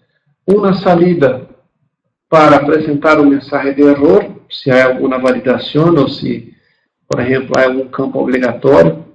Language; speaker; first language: Spanish; non-native, fluent; Portuguese